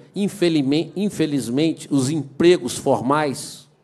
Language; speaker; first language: Portuguese; native; Portuguese